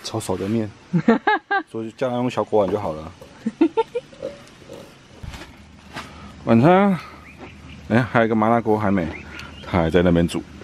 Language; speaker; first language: Chinese; native; Chinese